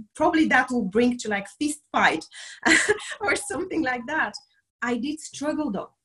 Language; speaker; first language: English; non-native, fluent; Bulgarian